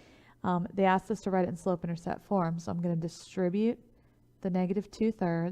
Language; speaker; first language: English; native; English